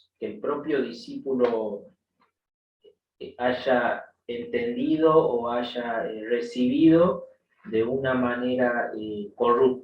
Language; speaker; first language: Spanish; native; Spanish